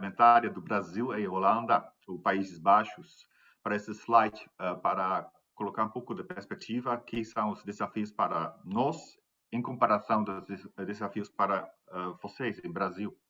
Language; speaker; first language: Portuguese; non-native, fluent; Dutch